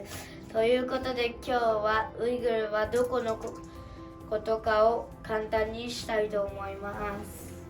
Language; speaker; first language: Japanese; early bilingual, other home language; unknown